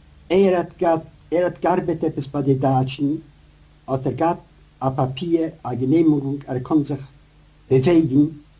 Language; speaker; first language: German; non-native, learner; Yiddish